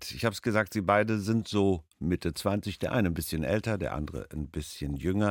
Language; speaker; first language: German; native; German